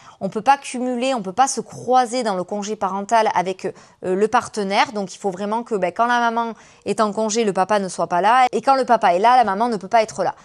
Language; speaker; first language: French; native; French